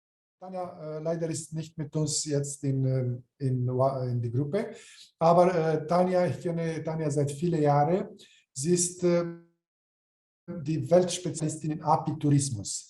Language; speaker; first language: German; non-native, fluent; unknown